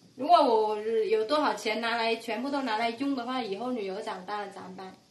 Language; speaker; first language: Chinese; non-native, fluent; Vietnamese